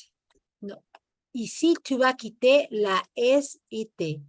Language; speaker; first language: French; non-native, fluent; Spanish